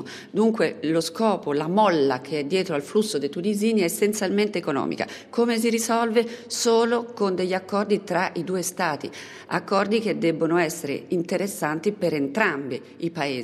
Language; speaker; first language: Italian; native; Italian